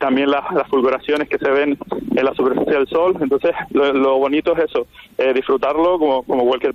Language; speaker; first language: Spanish; non-native, local second language; Catalan